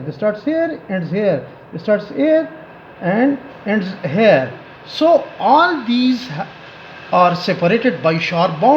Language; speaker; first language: English; non-native, local second language; Pashto